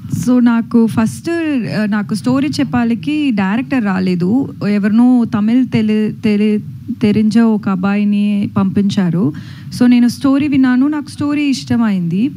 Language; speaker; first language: Telugu; non-native, learner; Tamil